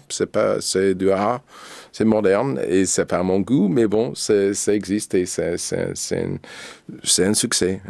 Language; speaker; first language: French; non-native, fluent; English